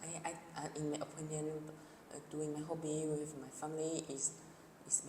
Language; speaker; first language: English; non-native, learner; Vietnamese